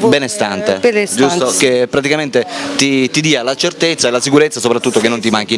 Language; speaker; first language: Italian; native; Italian